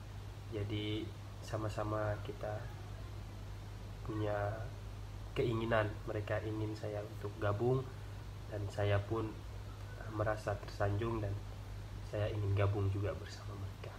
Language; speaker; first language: Indonesian; non-native, local second language; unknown